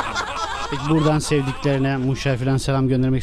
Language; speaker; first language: Turkish; native; Turkish